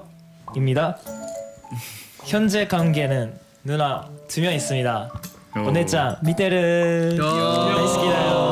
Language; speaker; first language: Korean; non-native, fluent; Japanese